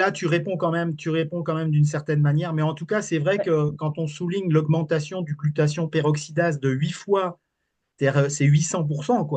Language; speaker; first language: French; native; French